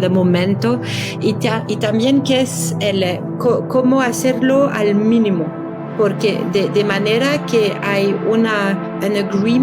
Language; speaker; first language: Spanish; non-native, fluent; French